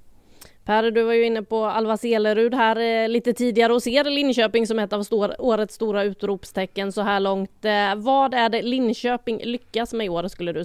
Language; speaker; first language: Swedish; native; Swedish